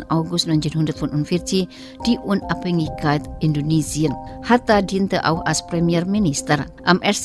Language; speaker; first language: German; non-native, fluent; Indonesian